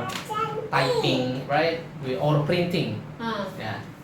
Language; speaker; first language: English; non-native, fluent; Indonesian